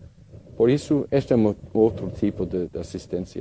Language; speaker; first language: Portuguese; non-native, learner; English